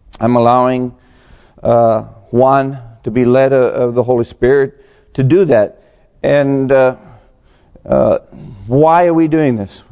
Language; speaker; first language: English; native; English